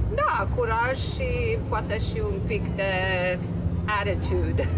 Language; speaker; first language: Romanian; early bilingual, heritage; Romanian